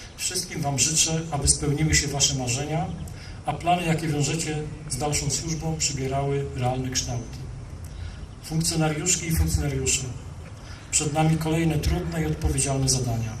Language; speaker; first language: Polish; native; Polish